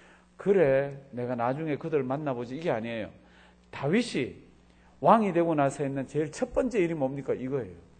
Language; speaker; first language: Korean; native; Korean